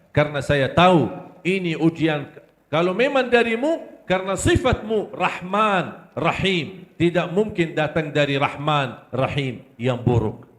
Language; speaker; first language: Malay; non-native, fluent; Arabic